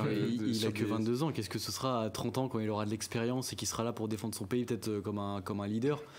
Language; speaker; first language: French; native; French